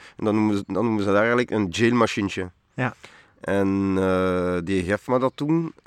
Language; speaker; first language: Dutch; non-native, fluent; French